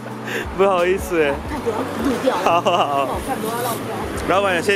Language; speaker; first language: Chinese; non-native, learner; Japanese